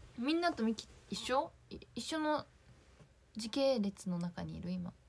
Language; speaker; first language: Japanese; native; Japanese